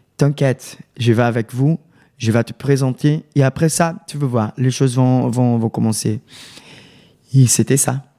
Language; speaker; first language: French; non-native, learner; Portuguese